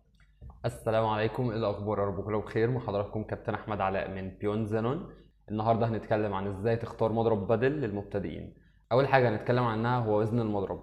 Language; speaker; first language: Arabic; native; Arabic